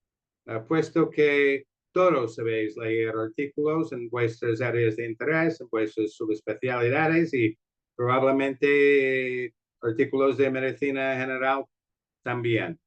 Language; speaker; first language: Spanish; non-native, fluent; English